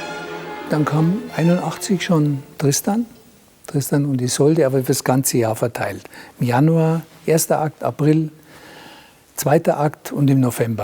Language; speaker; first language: German; native; German